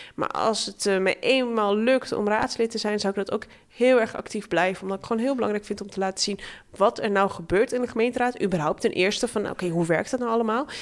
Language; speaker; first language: Dutch; native; Dutch